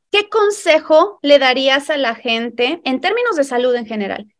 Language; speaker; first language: Spanish; native; Spanish